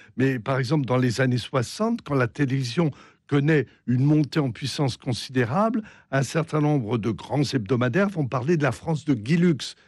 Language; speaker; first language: French; native; French